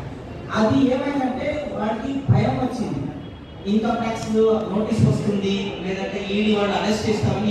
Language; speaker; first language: Telugu; non-native, local second language; Urdu